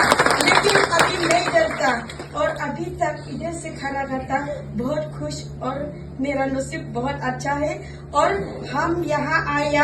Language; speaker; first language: Hindi; non-native, local second language; Khasi